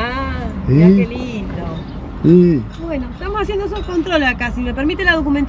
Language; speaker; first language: Spanish; native; Spanish